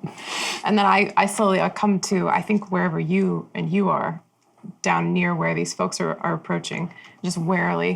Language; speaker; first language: English; native; English